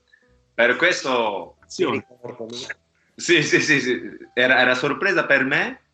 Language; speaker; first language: Italian; non-native, learner; Japanese